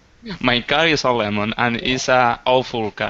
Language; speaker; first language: English; non-native, learner; Spanish